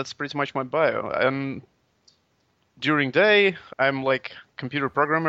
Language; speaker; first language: English; non-native, fluent; Latvian